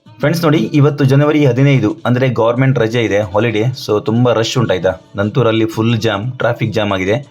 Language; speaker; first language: Kannada; non-native, local second language; Konkani